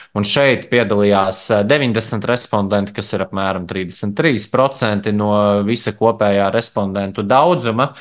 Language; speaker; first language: Latvian; native; Latvian